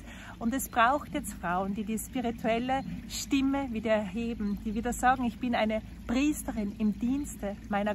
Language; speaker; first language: German; native; German